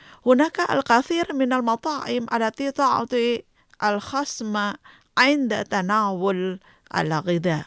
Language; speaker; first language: Arabic; non-native, learner; Indonesian